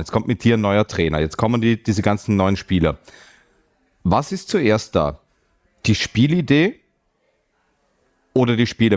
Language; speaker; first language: German; native; German